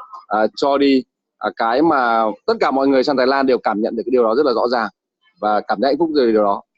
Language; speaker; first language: Vietnamese; native; Vietnamese